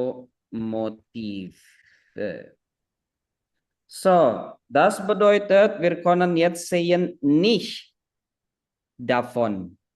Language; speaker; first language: German; non-native, fluent; Indonesian